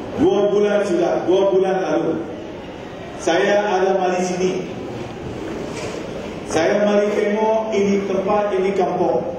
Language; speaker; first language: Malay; non-native, local second language; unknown